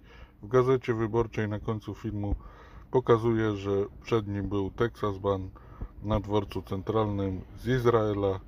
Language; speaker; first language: Polish; native; Polish